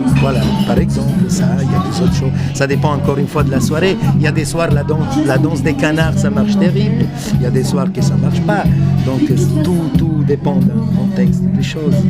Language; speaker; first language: French; non-native, fluent; Italian